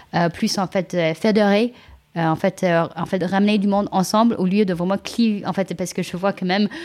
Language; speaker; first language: French; non-native, fluent; English